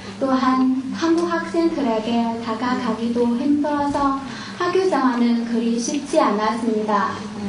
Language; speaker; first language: Korean; non-native, fluent; Chinese